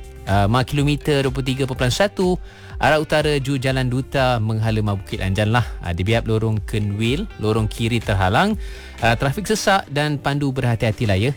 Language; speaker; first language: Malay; non-native, local second language; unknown